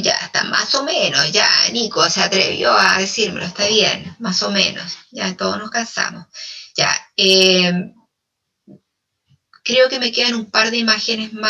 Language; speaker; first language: Spanish; native; Spanish